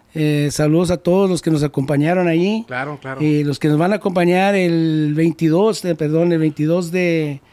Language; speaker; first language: Spanish; early bilingual, heritage; Spanish